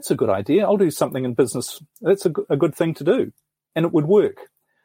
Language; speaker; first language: English; native; English